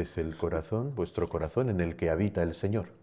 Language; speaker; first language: Spanish; native; Spanish